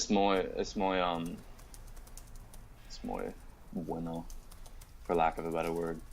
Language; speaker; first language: Spanish; non-native, learner; English